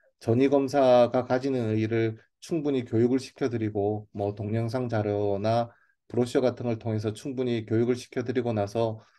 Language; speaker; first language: Korean; native; Korean